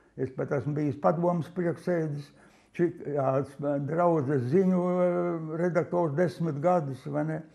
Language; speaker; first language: Latvian; early bilingual, heritage; Latvian